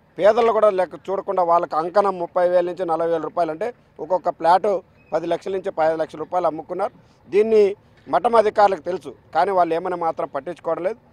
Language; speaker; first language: Telugu; native; Telugu